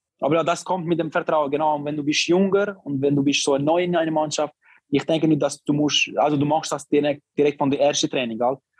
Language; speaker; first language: German; non-native, learner; Albanian